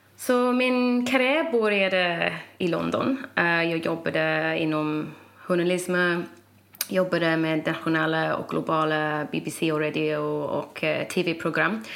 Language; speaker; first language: Swedish; non-native, fluent; English